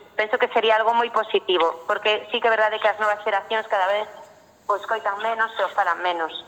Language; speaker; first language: Galician; non-native, local second language; Spanish